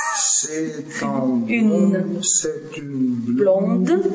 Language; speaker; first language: French; non-native, learner; Russian